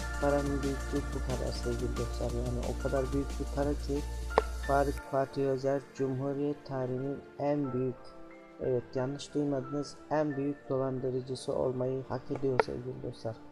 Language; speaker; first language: Turkish; native; Turkish